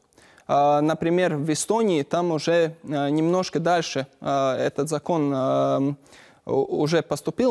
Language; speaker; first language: Russian; non-native, learner; Latvian